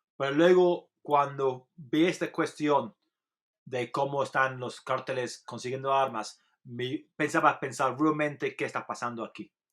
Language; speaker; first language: Spanish; non-native, fluent; English